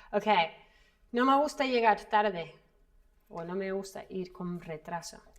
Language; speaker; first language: Spanish; non-native, fluent; English